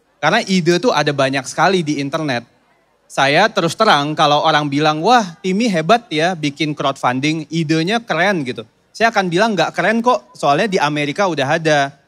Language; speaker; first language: Indonesian; native; Indonesian